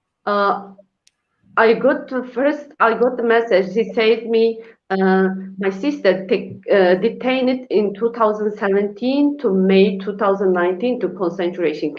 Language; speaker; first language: English; non-native, learner; Uyghur